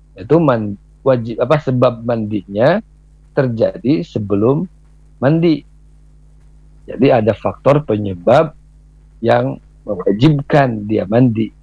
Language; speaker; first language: Indonesian; non-native, local second language; Sundanese